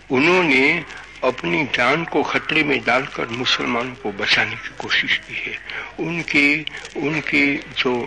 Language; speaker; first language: Hindi; non-native, local second language; Gujarati